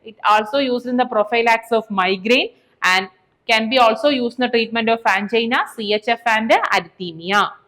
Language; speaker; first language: English; non-native, local second language; Malayalam